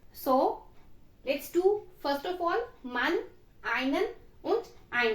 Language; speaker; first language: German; non-native, fluent; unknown